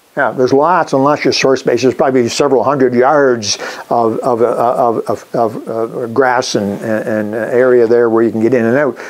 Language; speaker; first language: English; native; English